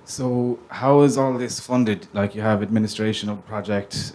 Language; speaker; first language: English; native; English